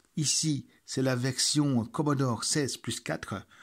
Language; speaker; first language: French; native; French